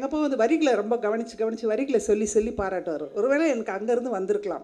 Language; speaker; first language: Tamil; native; Tamil